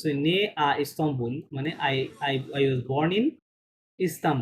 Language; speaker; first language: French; non-native, fluent; Bangla